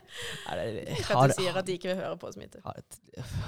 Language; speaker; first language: Norwegian; native; Norwegian